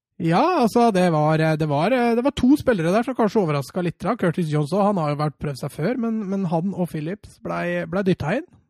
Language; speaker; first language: Norwegian; native; Norwegian